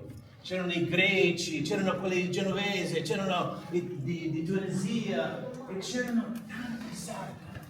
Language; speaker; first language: Italian; non-native, learner; English